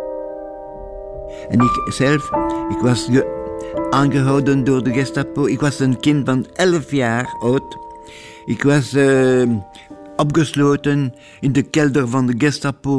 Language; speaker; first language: Dutch; non-native, local second language; French